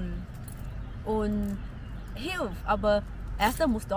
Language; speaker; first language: German; non-native, learner; Thai